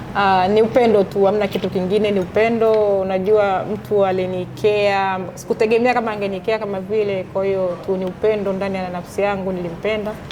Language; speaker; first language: Swahili; native; Swahili